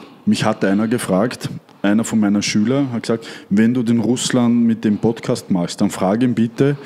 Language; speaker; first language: German; native; German